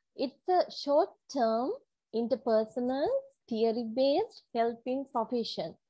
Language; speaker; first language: English; non-native, local second language; Sinhala